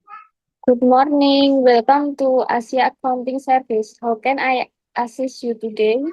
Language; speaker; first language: English; non-native, learner; Indonesian